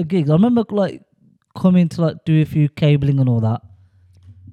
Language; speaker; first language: English; native; English